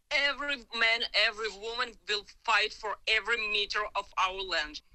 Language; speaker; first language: English; non-native, learner; Ukrainian